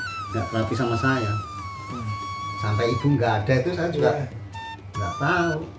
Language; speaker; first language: Indonesian; non-native, local second language; Javanese